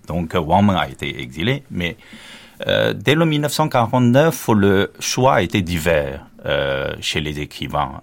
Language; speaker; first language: French; non-native, fluent; Chinese